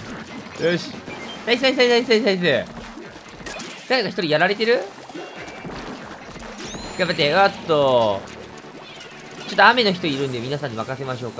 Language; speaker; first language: Japanese; native; Japanese